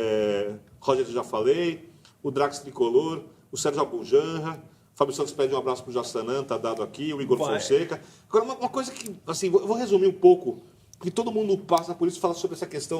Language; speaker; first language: Portuguese; native; Portuguese